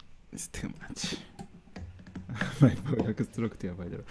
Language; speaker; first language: English; non-native, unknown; Japanese